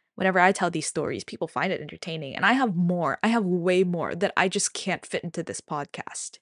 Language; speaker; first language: English; non-native, local second language; Filipino